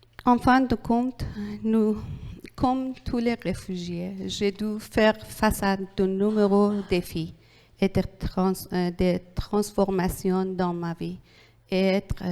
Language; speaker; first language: French; non-native, learner; Persian